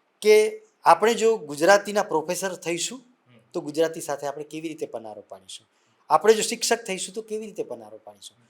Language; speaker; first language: Gujarati; non-native, local second language; Vasavi